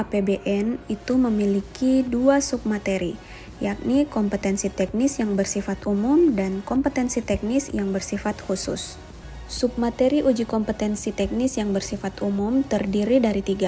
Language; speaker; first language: Indonesian; native; Indonesian